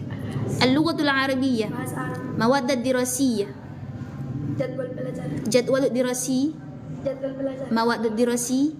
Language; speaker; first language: Arabic; non-native, fluent; Indonesian